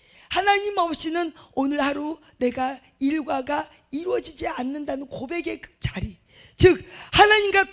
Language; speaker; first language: Korean; native; Korean